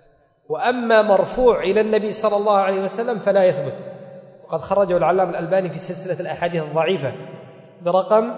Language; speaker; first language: Arabic; native; Arabic